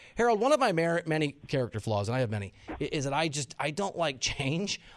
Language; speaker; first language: English; native; English